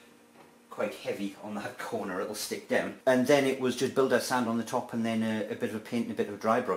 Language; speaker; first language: English; native; English